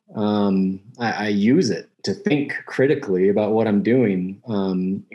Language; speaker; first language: English; native; English